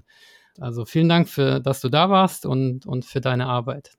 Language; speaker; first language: German; native; German